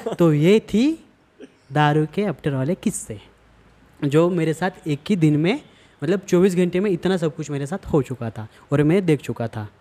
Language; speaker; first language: Hindi; non-native, local second language; Marathi